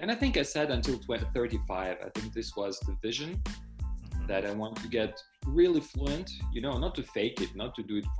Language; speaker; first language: English; non-native, fluent; Russian